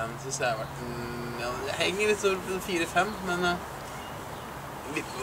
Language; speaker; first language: Norwegian; native; Norwegian